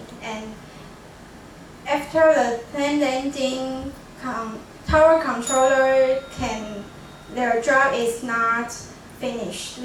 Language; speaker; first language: English; non-native, learner; Chinese